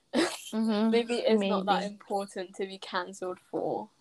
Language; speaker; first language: English; native; English